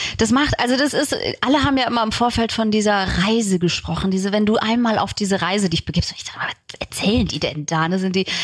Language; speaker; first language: German; early bilingual, other home language; Turkish